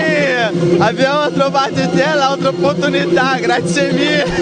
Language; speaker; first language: Italian; non-native, learner; Portuguese